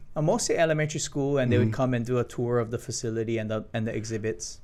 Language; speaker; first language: English; native; English